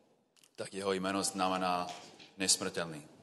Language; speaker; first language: Czech; non-native, fluent; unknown